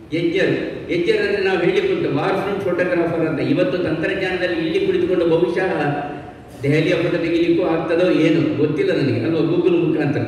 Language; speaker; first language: Kannada; non-native, local second language; Tulu